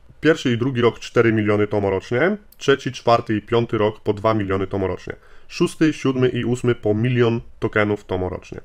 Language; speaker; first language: Polish; native; Polish